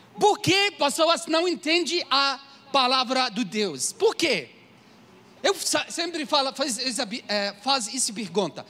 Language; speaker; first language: Portuguese; non-native, learner; Arabic